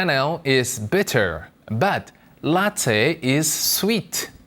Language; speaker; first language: English; non-native, fluent; Korean